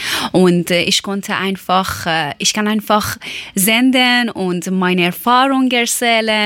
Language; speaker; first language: German; non-native, learner; Persian